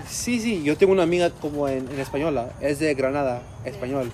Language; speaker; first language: Spanish; non-native, learner; English